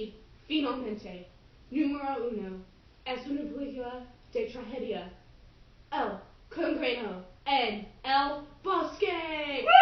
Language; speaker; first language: Spanish; non-native, learner; English